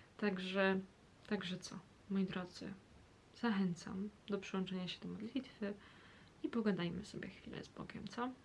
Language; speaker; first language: Polish; early bilingual, heritage; Polish